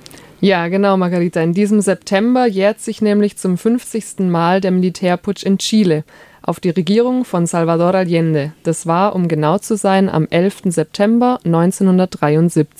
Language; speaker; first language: German; native; German